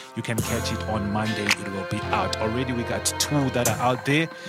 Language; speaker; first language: English; non-native, local second language; Swati